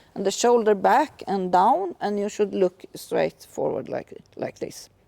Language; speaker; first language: English; non-native, fluent; Swedish